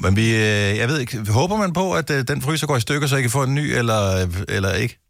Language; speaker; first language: Danish; native; Danish